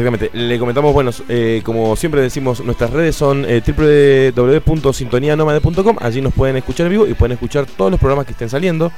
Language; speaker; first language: Spanish; native; Spanish